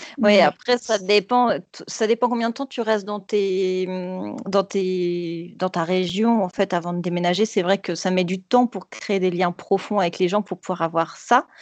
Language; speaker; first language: French; native; French